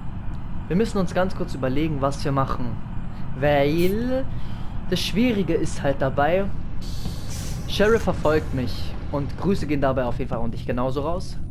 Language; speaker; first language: German; native; German